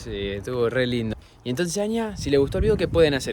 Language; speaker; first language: Spanish; native; Spanish